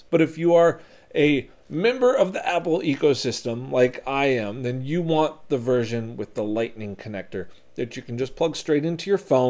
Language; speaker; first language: English; native; English